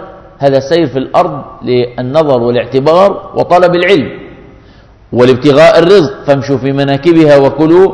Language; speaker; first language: Arabic; native; Arabic